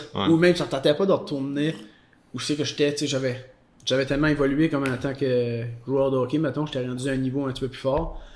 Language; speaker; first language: French; native; French